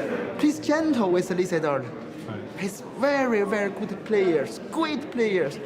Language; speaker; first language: English; non-native, learner; Chinese